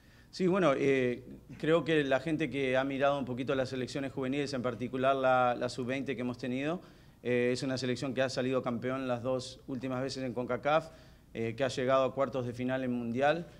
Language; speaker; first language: Spanish; early bilingual, heritage; Spanish